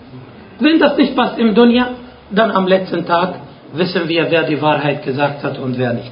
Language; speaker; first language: German; non-native, fluent; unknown